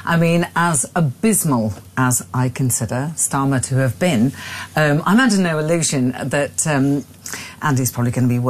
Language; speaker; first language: English; native; English